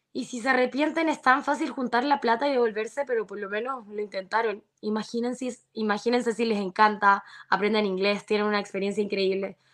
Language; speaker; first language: Spanish; native; Spanish